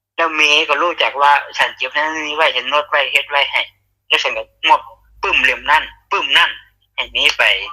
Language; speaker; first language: Thai; native; Thai